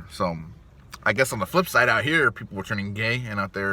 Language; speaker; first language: English; native; English